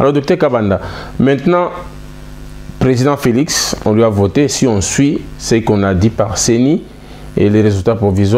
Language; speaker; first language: French; non-native, local second language; Lingala